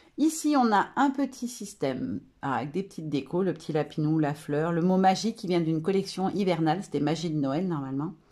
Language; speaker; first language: French; native; French